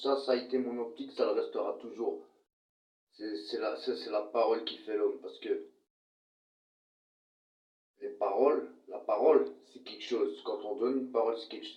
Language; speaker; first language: French; early bilingual, other home language; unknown